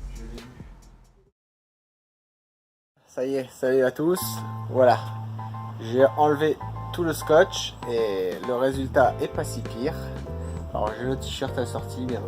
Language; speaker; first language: French; native; French